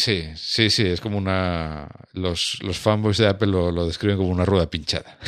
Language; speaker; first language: Spanish; native; Spanish